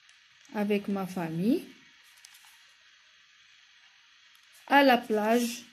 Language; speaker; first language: French; non-native, local second language; Arabic